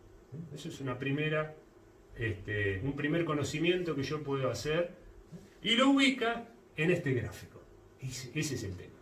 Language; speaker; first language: Spanish; native; Spanish